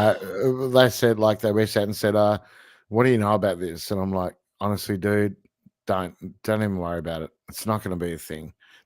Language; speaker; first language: English; native; English